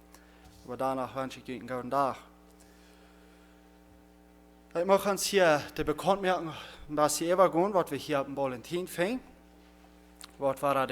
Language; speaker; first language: German; non-native, learner; Plautdietsch